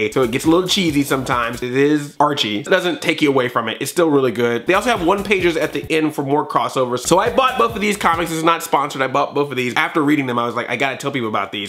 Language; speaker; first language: English; native; English